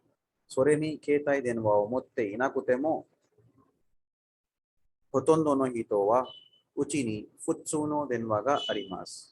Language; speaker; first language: Japanese; non-native, fluent; Urdu